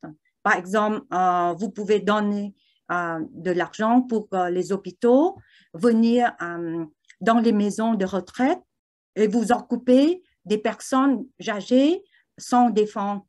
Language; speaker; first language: French; non-native, learner; Vietnamese